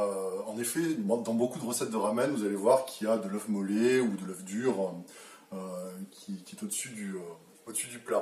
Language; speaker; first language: French; native; French